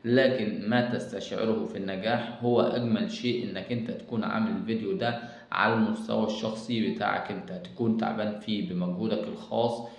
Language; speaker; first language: Arabic; native; Arabic